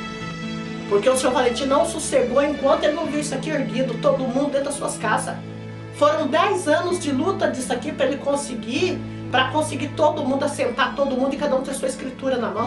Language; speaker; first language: Portuguese; native; Portuguese